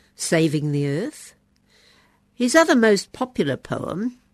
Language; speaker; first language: English; native; English